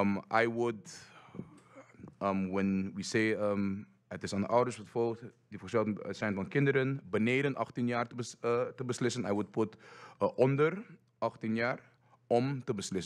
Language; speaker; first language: Dutch; non-native, local second language; English